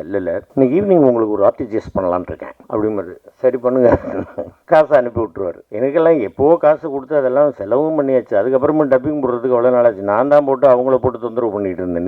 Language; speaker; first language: Tamil; native; Tamil